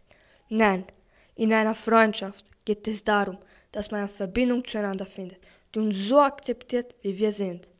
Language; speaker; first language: German; early bilingual, other home language; Serbian